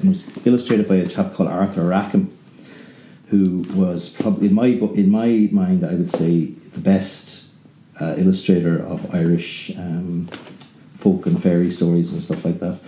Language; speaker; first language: English; native; English